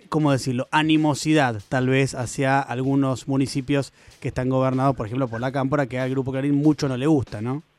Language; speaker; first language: Spanish; native; Spanish